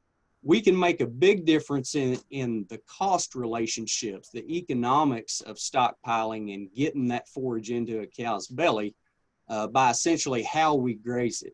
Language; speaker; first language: English; native; English